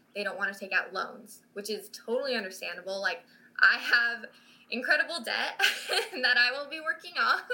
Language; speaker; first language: English; native; English